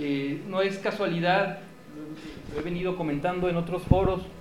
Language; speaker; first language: Spanish; native; Spanish